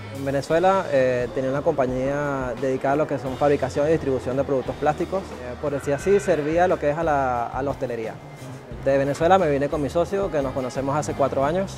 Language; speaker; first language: Spanish; native; Spanish